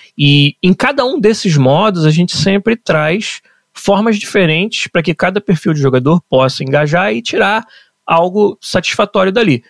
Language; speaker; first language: Portuguese; native; Portuguese